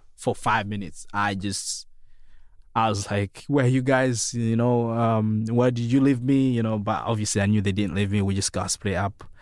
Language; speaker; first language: English; non-native, fluent; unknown